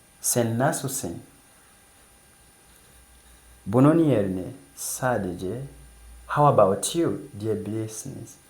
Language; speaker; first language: Turkish; non-native, fluent; English